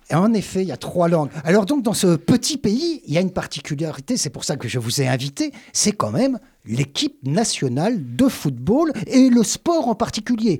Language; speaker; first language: French; native; French